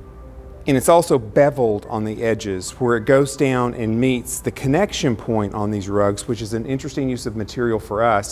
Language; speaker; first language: English; native; English